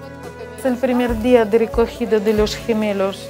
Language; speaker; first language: Spanish; non-native, fluent; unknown